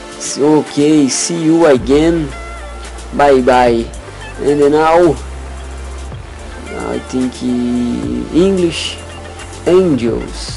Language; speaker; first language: English; non-native, learner; Portuguese